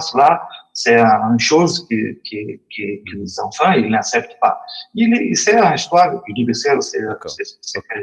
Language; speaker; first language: French; non-native, learner; Portuguese